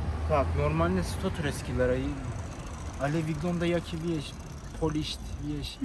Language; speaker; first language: Polish; non-native, learner; Turkish